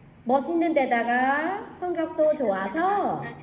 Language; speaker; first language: Korean; non-native, fluent; Vietnamese